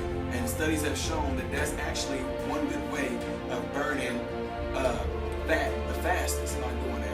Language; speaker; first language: English; native; English